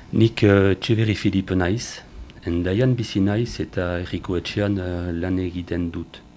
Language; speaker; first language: Basque; non-native, learner; French